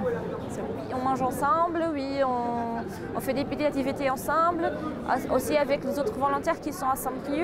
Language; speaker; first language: French; non-native, fluent; Portuguese